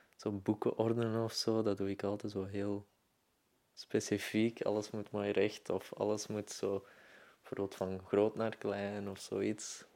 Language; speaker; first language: Dutch; native; Dutch